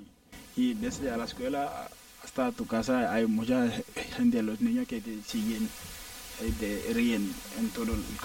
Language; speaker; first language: Spanish; non-native, learner; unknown